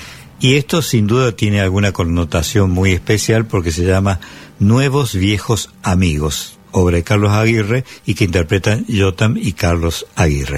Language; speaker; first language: Spanish; native; Spanish